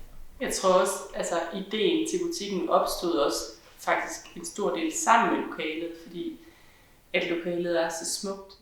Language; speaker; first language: Danish; native; Danish